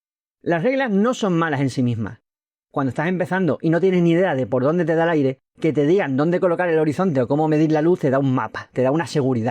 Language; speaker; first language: Spanish; native; Spanish